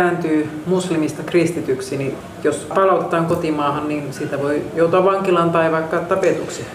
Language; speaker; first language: Finnish; native; Finnish